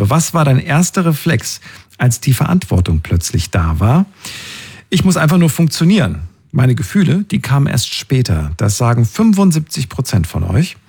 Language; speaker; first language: German; native; German